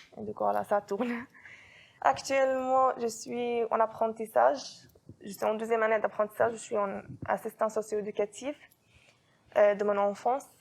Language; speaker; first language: French; non-native, fluent; Arabic